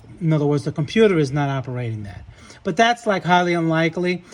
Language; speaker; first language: English; native; English